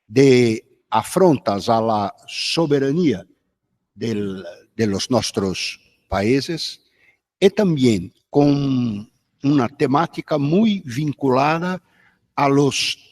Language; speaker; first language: Spanish; non-native, fluent; Portuguese